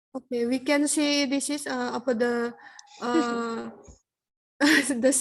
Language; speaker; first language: English; non-native, learner; Indonesian